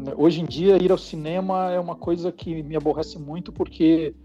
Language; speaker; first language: Portuguese; native; Portuguese